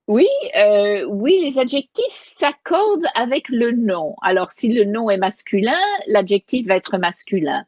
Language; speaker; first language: French; native; French